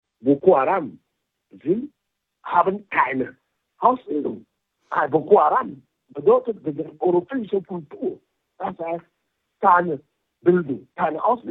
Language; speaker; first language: German; non-native, fluent; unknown